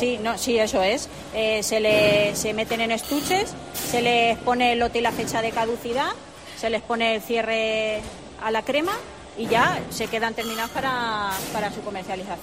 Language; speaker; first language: Spanish; native; Spanish